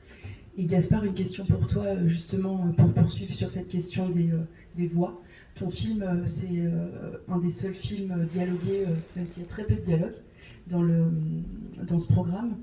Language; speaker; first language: French; native; French